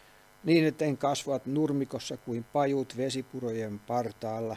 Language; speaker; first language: Finnish; native; Finnish